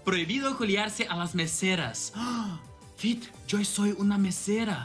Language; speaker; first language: Spanish; non-native, learner; Portuguese